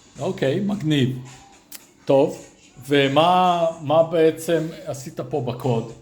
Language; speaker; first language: Hebrew; native; Hebrew